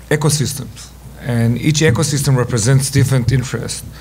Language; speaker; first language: English; non-native, fluent; Hebrew